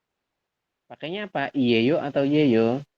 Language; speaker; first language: Indonesian; native; Indonesian